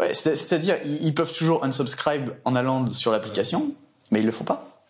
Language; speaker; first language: French; native; French